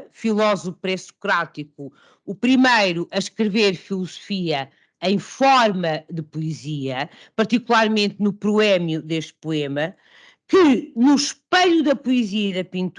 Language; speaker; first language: Portuguese; native; Portuguese